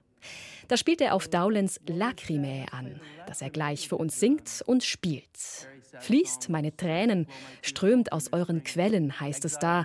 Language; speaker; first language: German; native; German